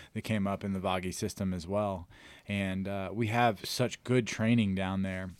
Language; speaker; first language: English; native; English